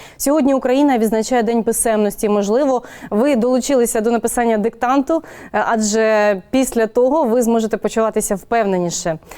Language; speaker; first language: Ukrainian; native; Ukrainian